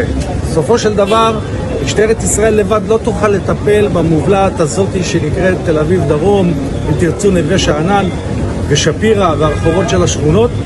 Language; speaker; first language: Hebrew; native; Hebrew